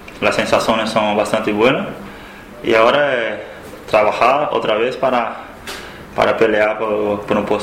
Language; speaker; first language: Spanish; non-native, learner; Portuguese